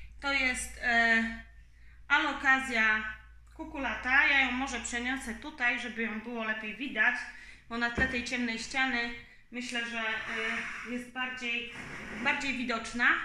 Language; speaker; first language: Polish; native; Polish